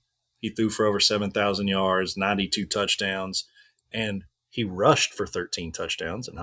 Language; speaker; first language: English; native; English